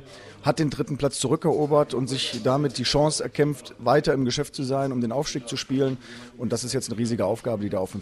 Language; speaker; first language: German; native; German